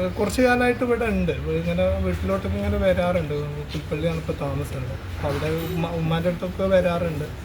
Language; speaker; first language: Malayalam; native; Malayalam